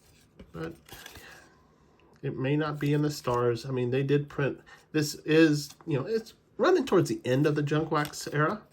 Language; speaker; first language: English; native; English